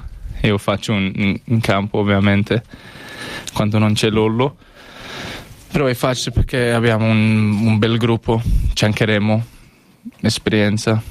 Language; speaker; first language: Italian; non-native, learner; English